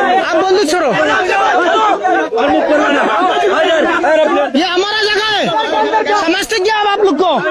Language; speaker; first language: Hindi; non-native, learner; Bangla